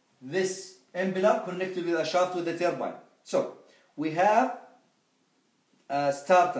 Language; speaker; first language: English; non-native, fluent; Arabic